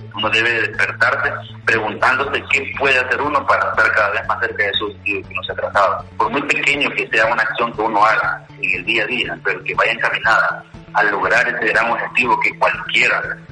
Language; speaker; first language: Spanish; native; Spanish